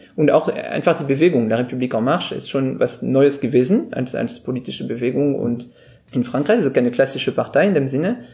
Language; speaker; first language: German; non-native, fluent; French